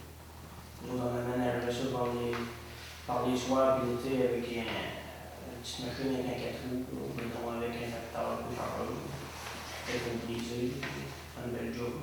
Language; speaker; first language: French; native; French